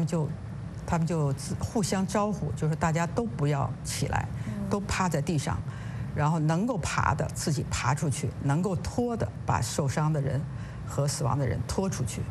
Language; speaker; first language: Chinese; native; Chinese